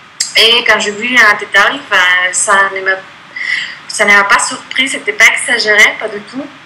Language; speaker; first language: French; non-native, fluent; Spanish